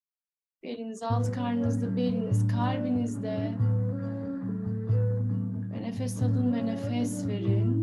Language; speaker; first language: Turkish; native; Turkish